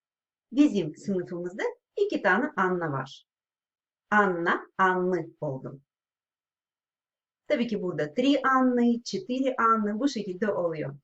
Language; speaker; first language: Turkish; non-native, fluent; Russian